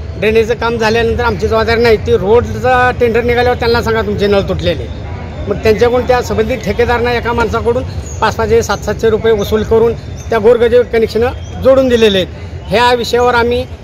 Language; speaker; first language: Marathi; native; Marathi